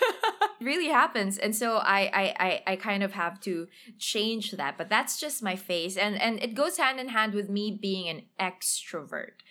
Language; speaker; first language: English; non-native, local second language; Filipino